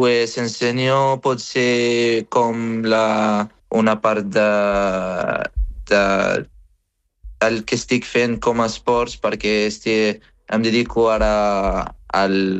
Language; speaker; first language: Catalan; non-native, fluent; Arabic